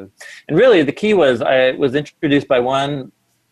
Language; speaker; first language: English; native; English